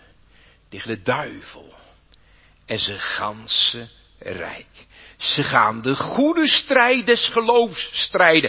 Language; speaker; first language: Dutch; native; Dutch